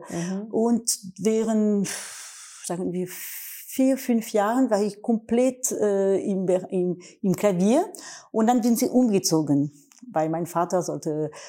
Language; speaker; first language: German; non-native, learner; French